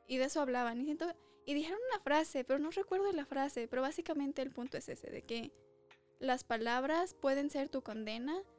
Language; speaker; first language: Spanish; early bilingual, other home language; English